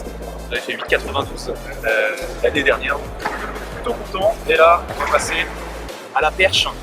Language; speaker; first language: French; native; French